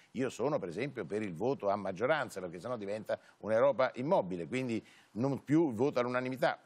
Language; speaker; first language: Italian; native; Italian